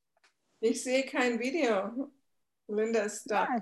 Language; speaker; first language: German; native; German